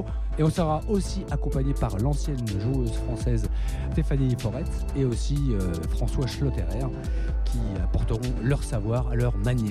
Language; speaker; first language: French; native; French